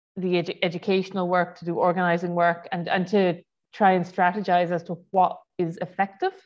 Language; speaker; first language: English; native; English